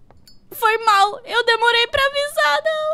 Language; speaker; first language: Portuguese; native; Portuguese